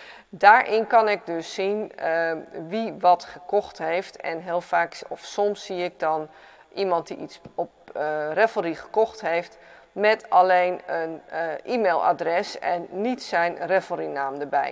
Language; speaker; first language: Dutch; native; Dutch